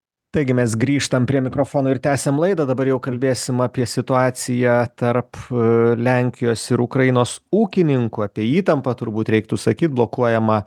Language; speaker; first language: Lithuanian; native; Lithuanian